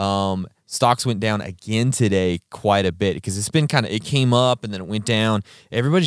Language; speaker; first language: English; native; English